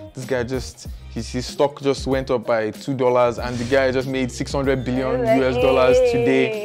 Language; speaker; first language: English; non-native, local second language; Yoruba